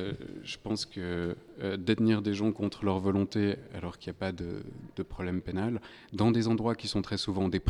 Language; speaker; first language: French; native; French